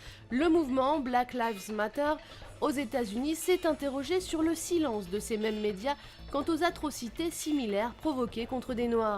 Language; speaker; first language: French; native; French